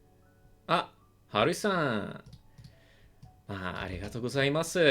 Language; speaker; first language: Japanese; non-native, learner; English